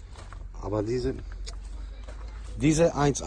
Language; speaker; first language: German; non-native, learner; Polish